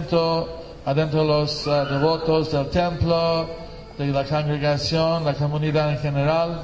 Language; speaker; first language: Spanish; non-native, fluent; English